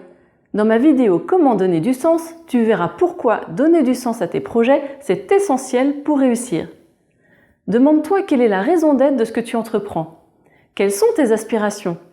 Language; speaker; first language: French; native; French